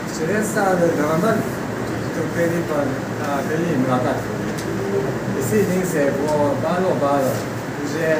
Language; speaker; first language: Hindi; non-native, learner; Japanese